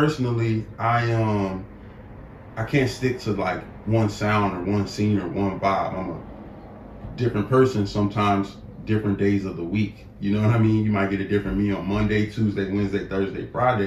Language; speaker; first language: English; native; English